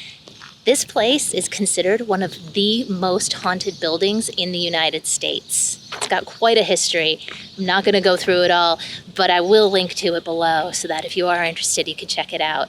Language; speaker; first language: English; native; English